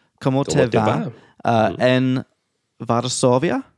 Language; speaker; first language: Spanish; non-native, learner; English